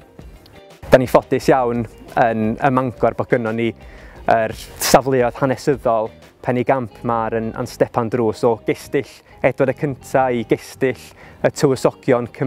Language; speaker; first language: Welsh; native; Welsh